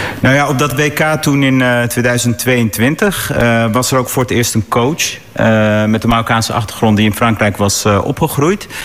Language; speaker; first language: Dutch; early bilingual, other home language; Arabic